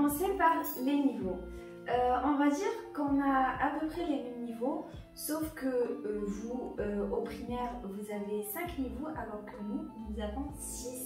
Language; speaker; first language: French; non-native, local second language; Arabic